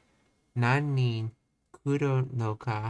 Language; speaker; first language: Japanese; non-native, learner; English